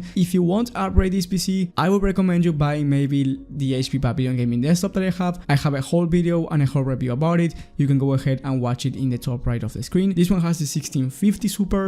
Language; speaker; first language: English; non-native, fluent; Spanish